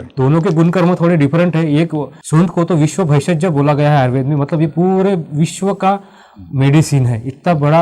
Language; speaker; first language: Hindi; non-native, local second language; Marathi